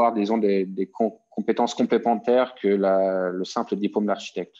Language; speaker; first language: French; native; French